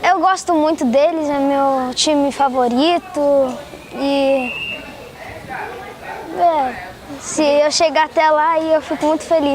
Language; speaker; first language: Portuguese; early bilingual, heritage; Portuguese